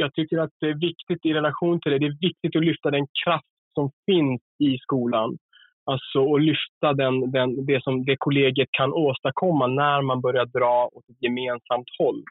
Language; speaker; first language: Swedish; native; Swedish